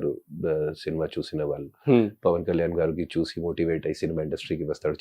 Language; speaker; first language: Telugu; non-native, local second language; Hindi